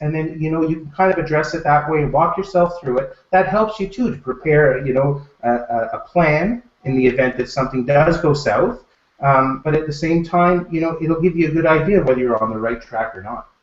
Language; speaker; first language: English; native; English